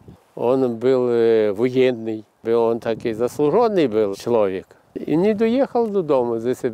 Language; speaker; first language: Polish; early bilingual, heritage; Ukrainian